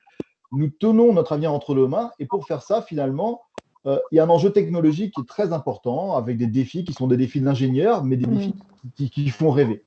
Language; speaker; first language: French; native; French